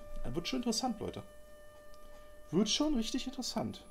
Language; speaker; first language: German; native; German